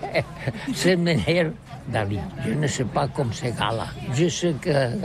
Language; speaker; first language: French; non-native, learner; Catalan